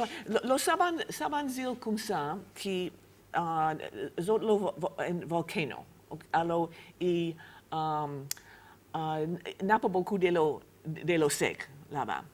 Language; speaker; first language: Haitian Creole; non-native, fluent; English